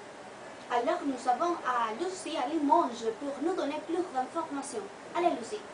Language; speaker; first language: French; non-native, learner; Spanish